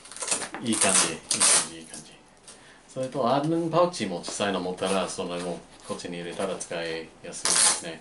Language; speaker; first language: Japanese; non-native, learner; English